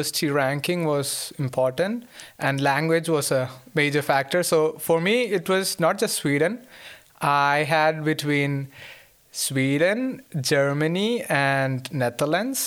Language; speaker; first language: English; non-native, local second language; Malayalam